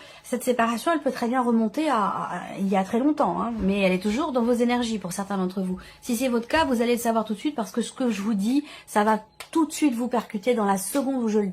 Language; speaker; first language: French; native; French